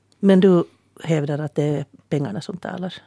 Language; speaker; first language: Swedish; native; Swedish